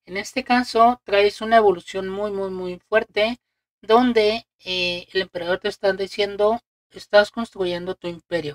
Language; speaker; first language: Spanish; native; Spanish